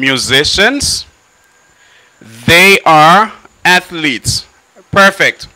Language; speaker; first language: English; non-native, fluent; Haitian Creole